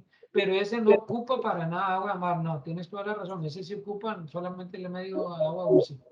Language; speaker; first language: Spanish; native; Spanish